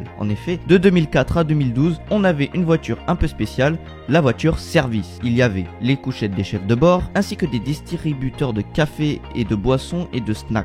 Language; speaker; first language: French; native; French